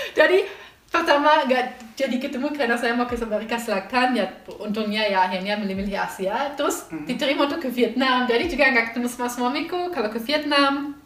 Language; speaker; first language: Indonesian; non-native, fluent; German